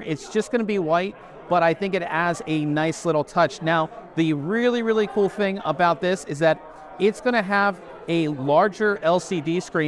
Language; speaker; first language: English; native; English